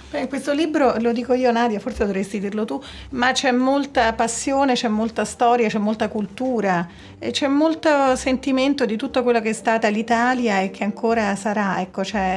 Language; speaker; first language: Italian; native; Italian